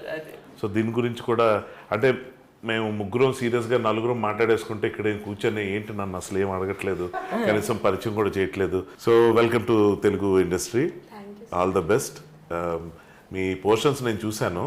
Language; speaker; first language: Telugu; native; Telugu